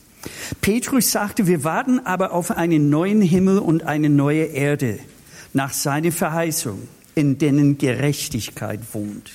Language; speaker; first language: German; non-native, fluent; English